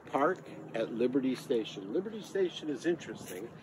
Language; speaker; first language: English; native; English